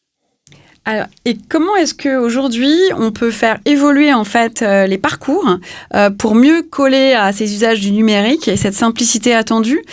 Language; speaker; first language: French; native; French